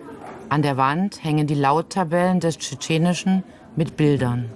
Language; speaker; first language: German; native; German